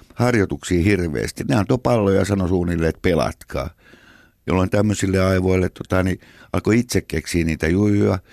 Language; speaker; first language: Finnish; native; Finnish